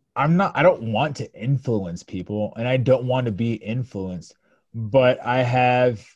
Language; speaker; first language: English; native; English